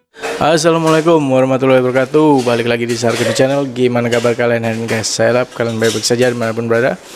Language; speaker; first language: Indonesian; native; Indonesian